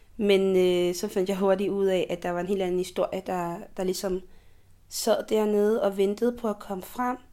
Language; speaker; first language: Danish; early bilingual, other home language; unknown